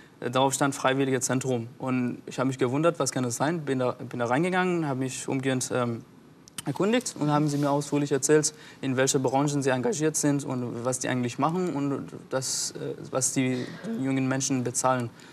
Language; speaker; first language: German; non-native, fluent; Persian